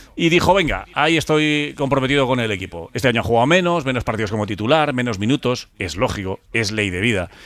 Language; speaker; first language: Spanish; native; Spanish